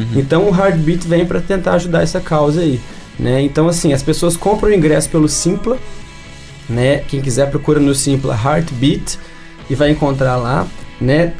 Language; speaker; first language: Portuguese; native; Portuguese